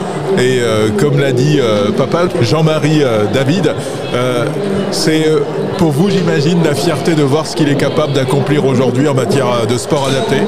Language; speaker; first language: French; native; French